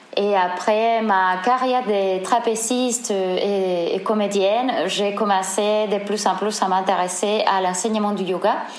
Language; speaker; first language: French; non-native, fluent; Spanish